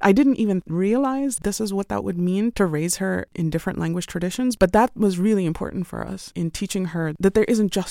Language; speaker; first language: English; non-native, local second language; Urdu